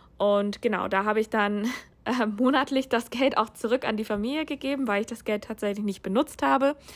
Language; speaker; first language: German; non-native, fluent; English